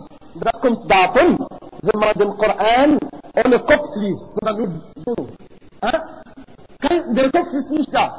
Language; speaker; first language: German; non-native, fluent; Arabic